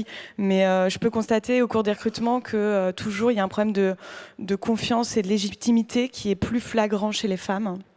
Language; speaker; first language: French; native; French